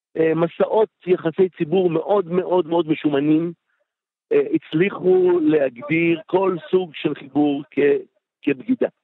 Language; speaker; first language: Hebrew; native; Hebrew